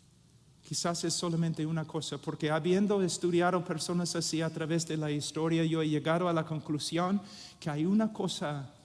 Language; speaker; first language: Spanish; non-native, fluent; English